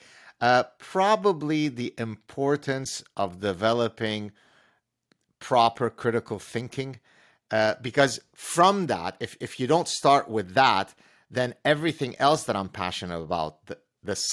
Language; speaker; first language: English; non-native, fluent; Arabic